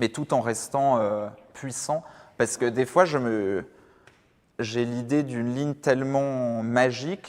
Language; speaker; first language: French; native; French